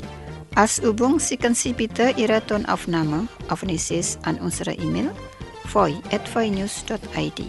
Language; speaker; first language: German; non-native, fluent; Indonesian